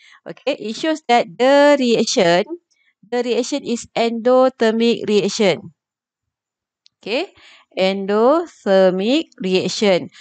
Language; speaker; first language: English; non-native, local second language; Malay